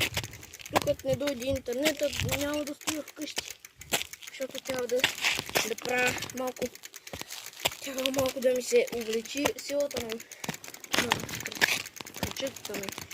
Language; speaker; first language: Bulgarian; native; Bulgarian